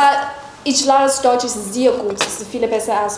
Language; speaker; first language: German; non-native, learner; Chinese